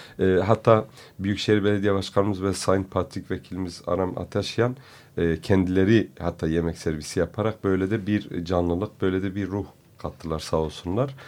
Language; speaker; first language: Turkish; non-native, local second language; Kurdish